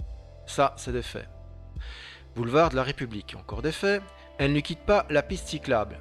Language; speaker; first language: French; native; French